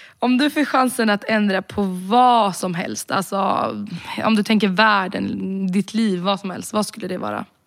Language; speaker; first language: Swedish; early bilingual, other home language; Romany